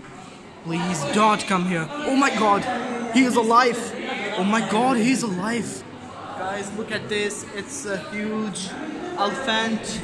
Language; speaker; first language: English; non-native, local second language; Urdu